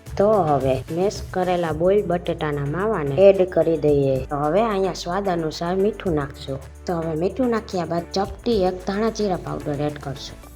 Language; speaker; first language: Gujarati; native; Gujarati